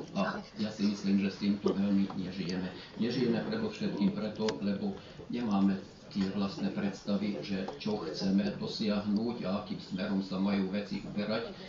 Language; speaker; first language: Slovak; early bilingual, heritage; Slovak